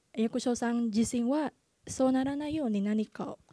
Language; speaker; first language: Japanese; non-native, fluent; Indonesian